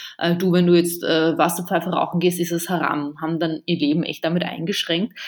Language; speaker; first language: German; early bilingual, other home language; Bosnian